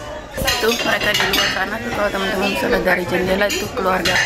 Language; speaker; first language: Indonesian; native; Indonesian